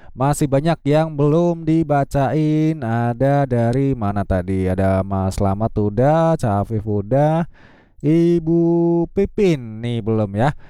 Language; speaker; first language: Indonesian; native; Indonesian